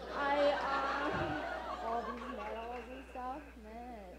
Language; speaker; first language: English; non-native, fluent; Japanese